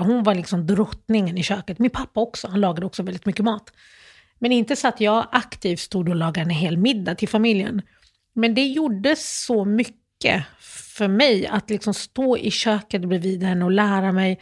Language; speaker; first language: Swedish; early bilingual, other home language; Arabic